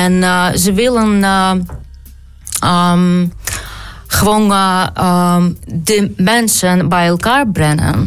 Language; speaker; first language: Dutch; non-native, learner; Ukrainian